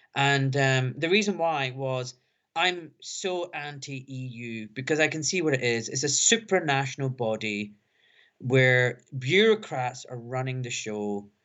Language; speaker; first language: English; native; English